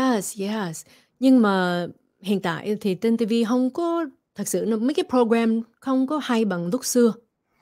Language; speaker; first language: Vietnamese; early bilingual, other home language; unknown